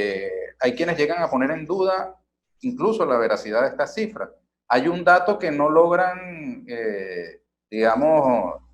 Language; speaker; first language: Spanish; native; Spanish